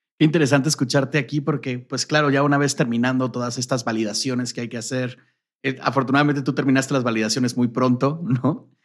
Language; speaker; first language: Spanish; native; Spanish